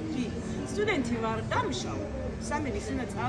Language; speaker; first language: Georgian; non-native, learner; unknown